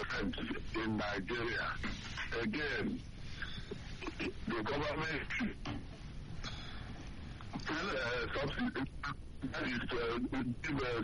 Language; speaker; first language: English; non-native, local second language; Igbo